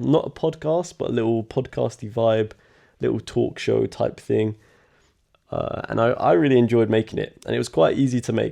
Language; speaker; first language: English; native; English